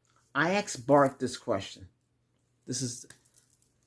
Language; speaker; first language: English; native; English